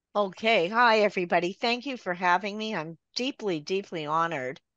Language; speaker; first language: English; native; English